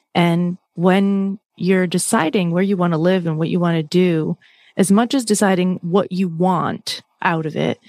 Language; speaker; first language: English; native; English